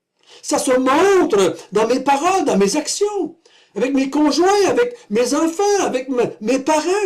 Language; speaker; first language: French; native; French